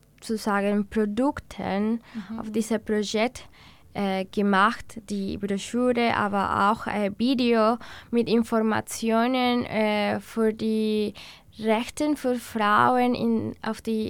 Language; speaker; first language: German; non-native, learner; Spanish